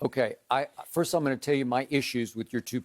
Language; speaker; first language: English; native; English